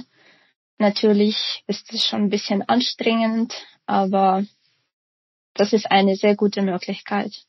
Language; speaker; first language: German; non-native, fluent; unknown